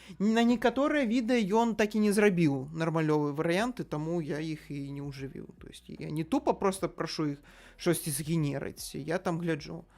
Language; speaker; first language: Belarusian; non-native, local second language; Russian